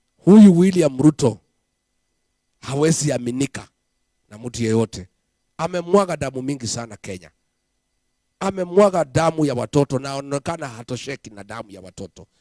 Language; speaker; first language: Swahili; non-native, local second language; Kikuyu